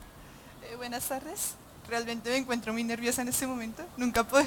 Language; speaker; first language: Spanish; native; Spanish